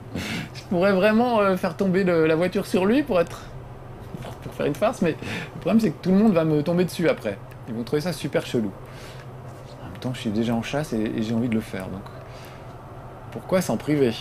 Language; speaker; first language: French; native; French